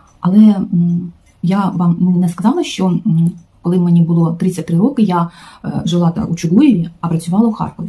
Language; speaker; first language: Ukrainian; non-native, local second language; Russian